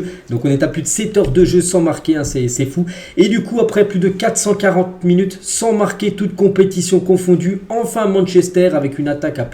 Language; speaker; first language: French; native; French